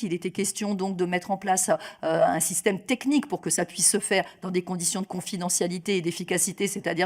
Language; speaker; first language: French; native; French